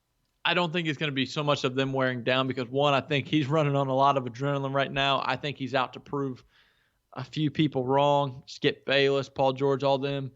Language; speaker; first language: English; native; English